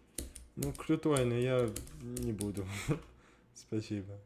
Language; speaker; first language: Russian; non-native, learner; English